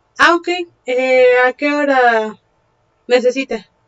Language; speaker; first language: Spanish; native; Spanish